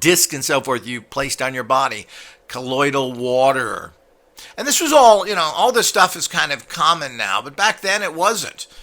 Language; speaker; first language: English; native; English